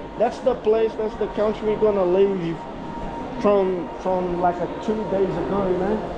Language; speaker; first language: English; non-native, learner; Portuguese